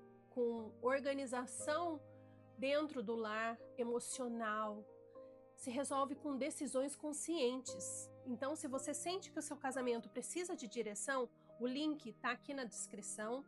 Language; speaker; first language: Portuguese; native; Portuguese